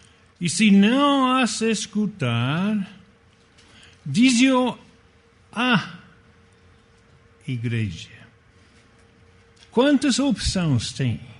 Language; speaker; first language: Portuguese; non-native, fluent; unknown